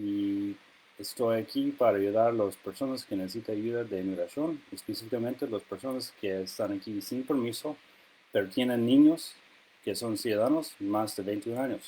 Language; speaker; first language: Spanish; non-native, fluent; English